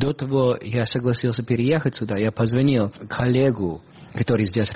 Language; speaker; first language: Russian; non-native, fluent; English